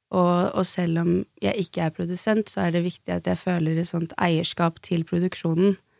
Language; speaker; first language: Norwegian; native; Norwegian